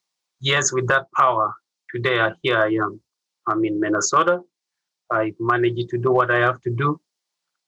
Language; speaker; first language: English; non-native, local second language; Acoli